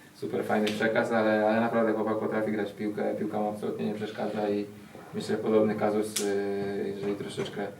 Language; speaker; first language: Polish; native; Polish